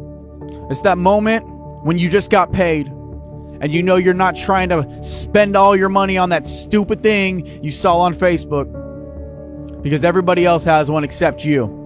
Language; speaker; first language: English; native; English